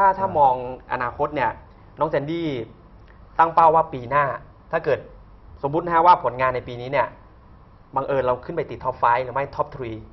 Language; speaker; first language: Thai; native; Thai